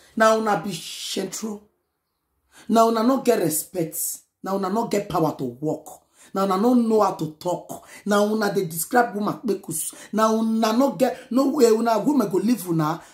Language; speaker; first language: Nigerian Pidgin; non-native, local second language; Bini